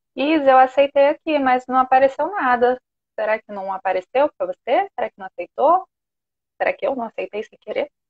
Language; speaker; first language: Portuguese; native; Portuguese